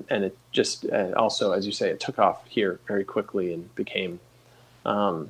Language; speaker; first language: English; native; English